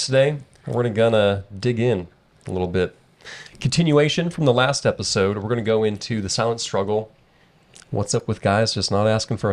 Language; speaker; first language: English; native; English